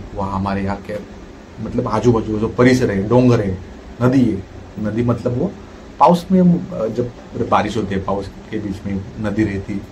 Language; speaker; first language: Hindi; non-native, local second language; Marathi